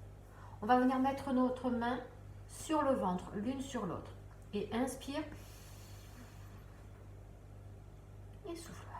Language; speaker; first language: French; native; French